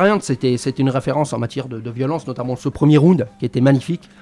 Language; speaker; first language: French; native; French